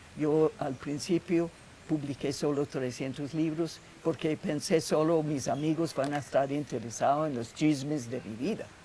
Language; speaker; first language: Spanish; non-native, fluent; English